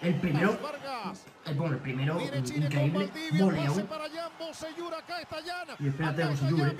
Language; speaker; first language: Spanish; native; Spanish